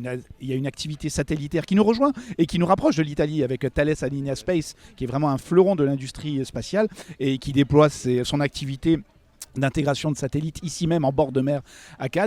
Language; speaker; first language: French; native; French